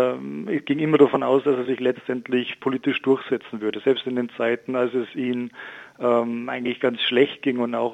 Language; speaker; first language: German; native; German